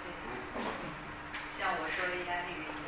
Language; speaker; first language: Chinese; non-native, learner; Italian